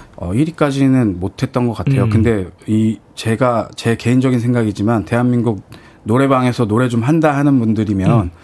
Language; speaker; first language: Korean; native; Korean